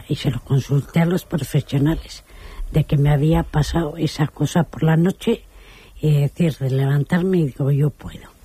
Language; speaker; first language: Spanish; native; Spanish